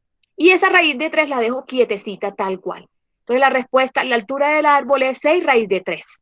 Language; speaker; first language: Spanish; native; Spanish